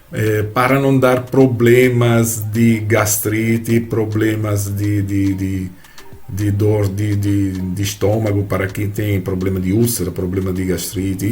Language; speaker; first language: Portuguese; non-native, fluent; Italian